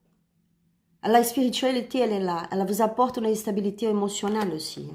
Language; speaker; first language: French; non-native, learner; Spanish